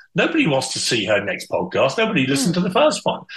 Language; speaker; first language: English; native; English